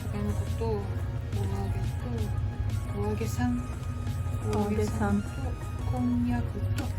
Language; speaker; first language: Japanese; native; Japanese